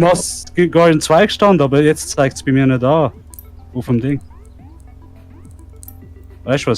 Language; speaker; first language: German; native; German